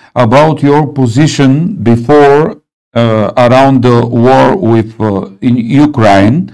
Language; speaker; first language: English; non-native, learner; Bulgarian